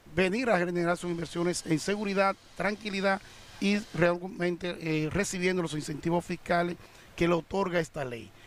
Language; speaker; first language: Spanish; native; Spanish